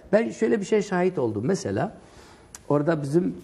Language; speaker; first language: Turkish; non-native, local second language; Kurdish